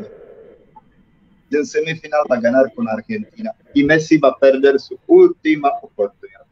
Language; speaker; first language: Spanish; non-native, fluent; Czech